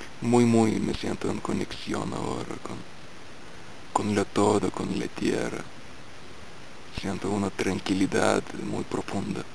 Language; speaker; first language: Spanish; non-native, fluent; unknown